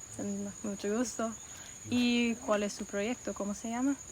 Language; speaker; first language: Spanish; non-native, learner; English